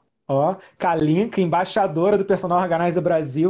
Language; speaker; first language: Portuguese; native; Portuguese